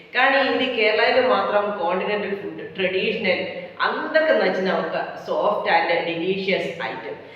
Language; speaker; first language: Telugu; non-native, local second language; Malayalam